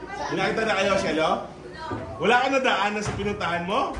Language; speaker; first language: Filipino; native; Filipino